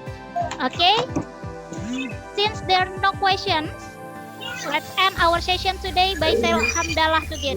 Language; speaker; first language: English; non-native, fluent; Indonesian